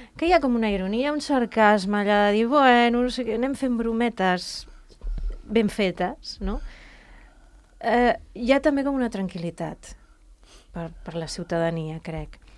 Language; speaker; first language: Catalan; native; Catalan